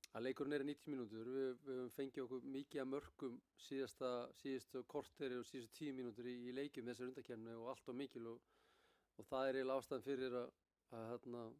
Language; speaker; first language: Icelandic; native; Icelandic